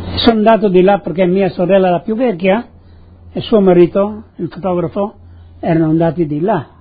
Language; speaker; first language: Italian; native; Italian